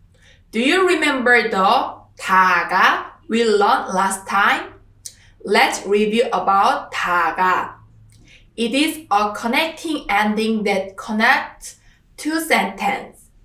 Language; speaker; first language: English; non-native, fluent; Korean